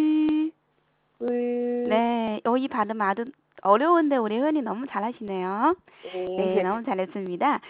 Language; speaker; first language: Korean; non-native, fluent; Chinese